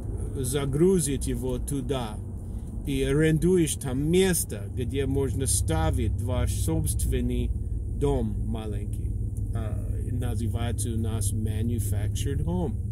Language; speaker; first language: Russian; non-native, learner; English